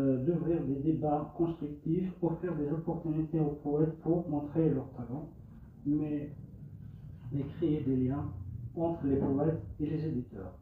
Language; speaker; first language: French; non-native, local second language; Kabyle